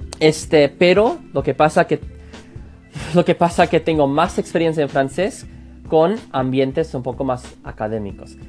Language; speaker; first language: Spanish; non-native, fluent; English